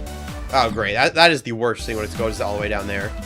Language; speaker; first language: English; native; English